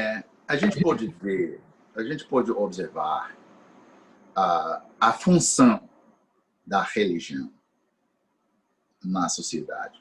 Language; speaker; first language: Portuguese; non-native, fluent; English